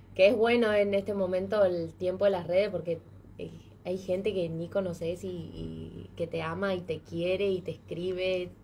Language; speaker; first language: Spanish; native; Spanish